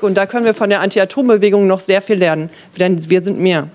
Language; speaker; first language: German; native; German